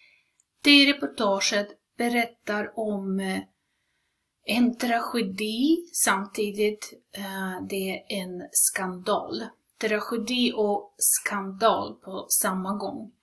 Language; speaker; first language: Swedish; non-native, fluent; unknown